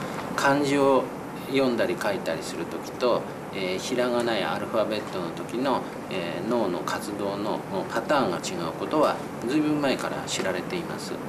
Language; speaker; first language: Japanese; native; Japanese